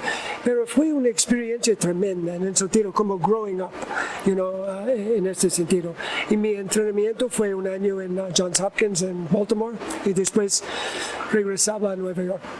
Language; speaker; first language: Spanish; non-native, learner; English